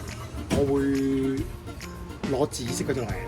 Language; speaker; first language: Chinese; native; Chinese